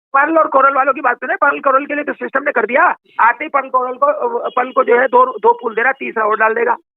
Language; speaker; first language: Hindi; native; Hindi